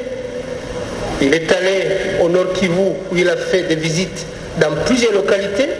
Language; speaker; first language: French; non-native, local second language; Kinyarwanda